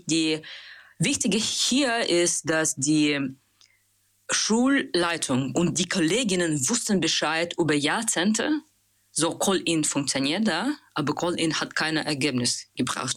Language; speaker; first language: German; non-native, learner; Russian